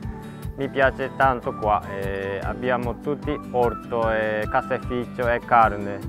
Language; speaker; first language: Italian; non-native, learner; Japanese